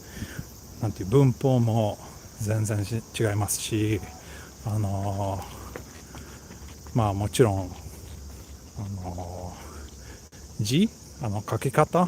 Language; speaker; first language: Japanese; non-native, learner; Swedish